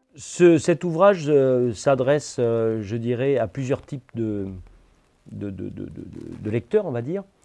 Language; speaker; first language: French; native; French